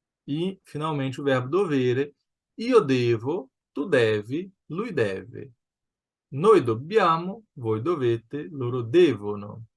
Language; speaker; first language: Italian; non-native, fluent; Portuguese